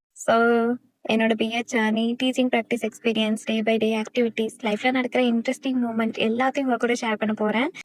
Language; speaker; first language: Tamil; non-native, local second language; Malayalam